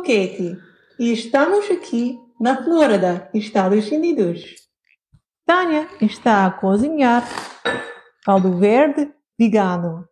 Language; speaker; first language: Portuguese; non-native, learner; English